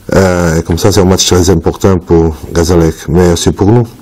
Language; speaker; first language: French; non-native, fluent; Portuguese